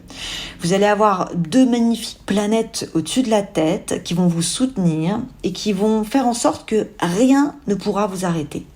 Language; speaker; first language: French; native; French